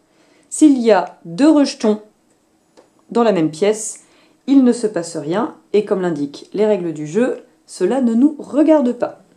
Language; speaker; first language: French; native; French